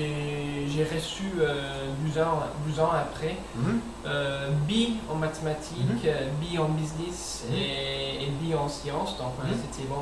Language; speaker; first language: French; non-native, learner; English